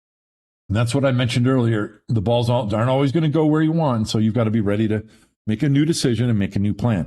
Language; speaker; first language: English; native; English